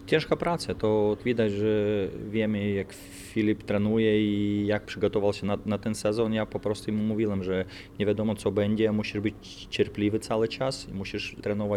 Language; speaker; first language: Polish; non-native, fluent; Lithuanian